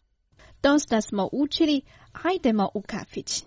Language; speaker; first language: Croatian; non-native, fluent; Chinese